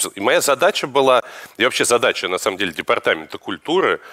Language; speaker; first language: Russian; native; Russian